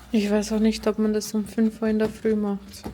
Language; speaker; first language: German; early bilingual, other home language; Bosnian